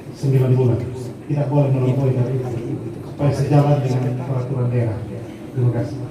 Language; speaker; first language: Indonesian; native; Indonesian